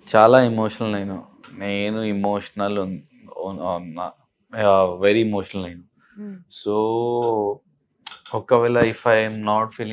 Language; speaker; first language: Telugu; non-native, local second language; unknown